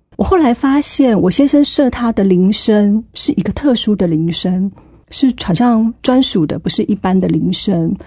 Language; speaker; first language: Chinese; native; Chinese